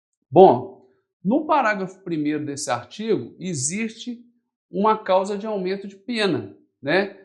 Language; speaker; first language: Portuguese; native; Portuguese